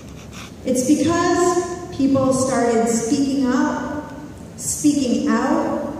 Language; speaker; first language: English; native; English